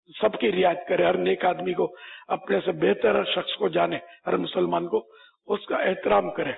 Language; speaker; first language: Urdu; native; Urdu